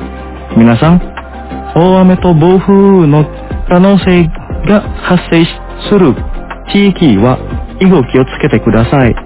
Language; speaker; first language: Japanese; non-native, fluent; Indonesian